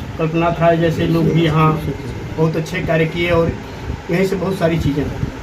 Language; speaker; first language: Hindi; native; Hindi